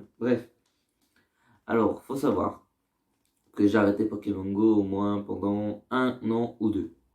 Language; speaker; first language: French; native; French